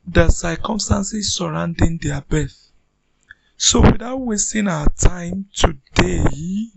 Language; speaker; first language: English; non-native, local second language; Yoruba